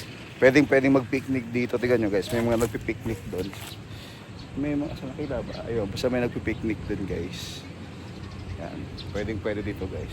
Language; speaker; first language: Filipino; native; Filipino